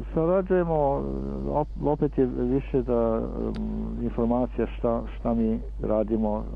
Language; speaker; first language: Serbian; early bilingual, heritage; Serbian